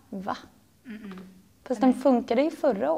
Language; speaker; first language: Swedish; native; Swedish